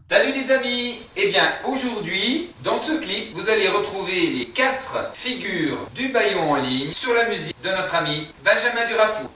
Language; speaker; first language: French; native; French